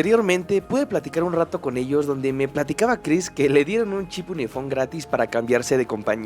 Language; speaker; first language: Spanish; native; Spanish